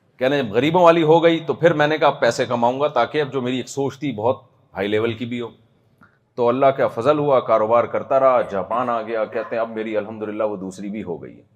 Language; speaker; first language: Urdu; native; Urdu